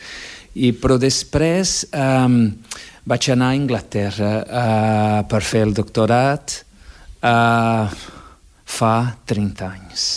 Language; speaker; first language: Catalan; non-native, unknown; Portuguese